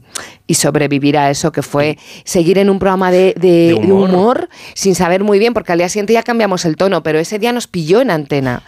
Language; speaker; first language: Spanish; native; Spanish